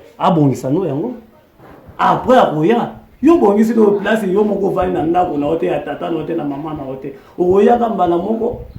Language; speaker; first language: Lingala; native; Lingala